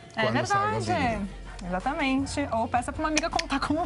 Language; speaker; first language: Portuguese; native; Portuguese